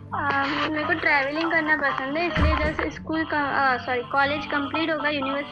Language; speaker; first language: Hindi; non-native, local second language; Gujarati